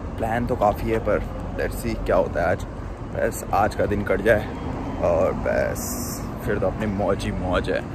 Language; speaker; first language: Hindi; native; Hindi